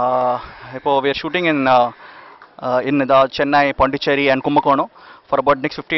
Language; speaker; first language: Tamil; non-native, learner; Telugu